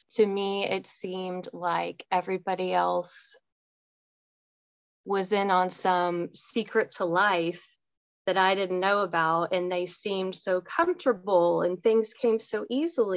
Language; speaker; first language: English; native; English